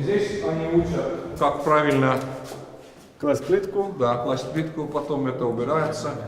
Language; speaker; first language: Russian; non-native, fluent; Estonian